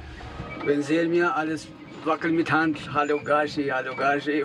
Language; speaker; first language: German; non-native, learner; Albanian